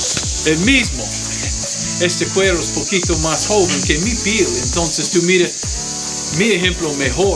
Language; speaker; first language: Spanish; non-native, learner; English